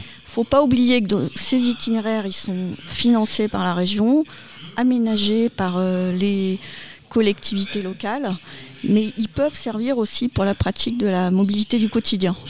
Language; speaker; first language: French; native; French